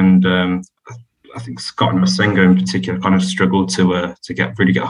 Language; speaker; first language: English; native; English